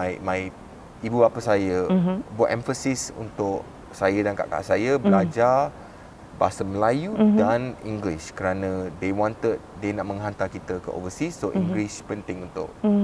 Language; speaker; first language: Malay; non-native, local second language; English